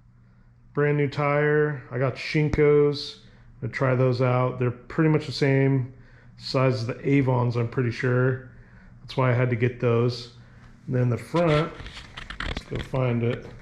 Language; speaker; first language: English; native; English